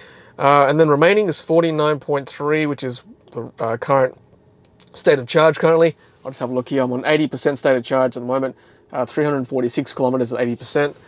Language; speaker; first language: English; native; English